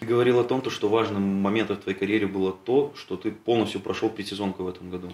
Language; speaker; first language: Russian; native; Russian